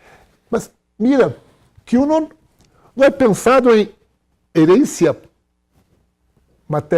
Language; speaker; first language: Spanish; non-native, fluent; Portuguese